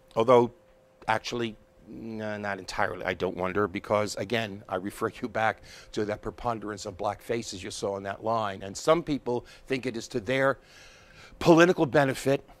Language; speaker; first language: English; native; English